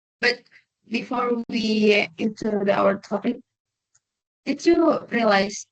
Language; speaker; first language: English; non-native, learner; Indonesian